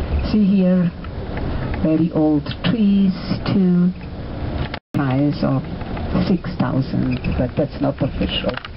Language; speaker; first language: English; non-native, fluent; German